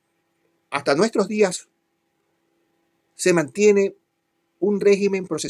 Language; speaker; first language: Spanish; native; Spanish